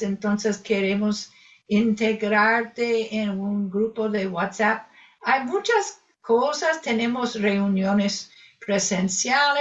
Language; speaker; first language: Spanish; non-native, fluent; English